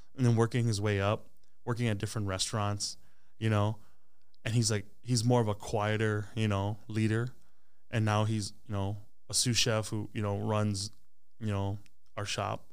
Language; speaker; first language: English; early bilingual, other home language; Hmong